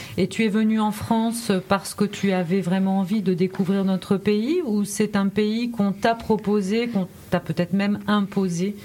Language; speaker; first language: French; native; French